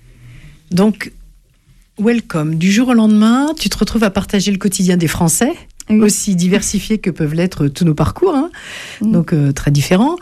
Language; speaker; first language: French; native; French